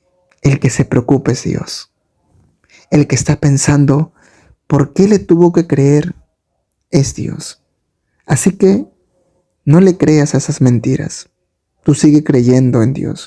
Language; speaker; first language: Spanish; native; Spanish